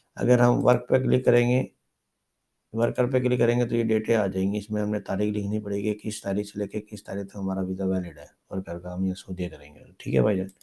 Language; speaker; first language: Urdu; non-native, local second language; Saraiki